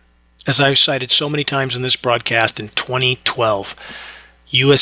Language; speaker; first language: English; native; English